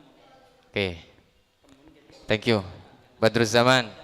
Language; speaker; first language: English; non-native, learner; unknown